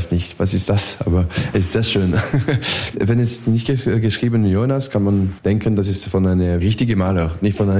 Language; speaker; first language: German; non-native, learner; French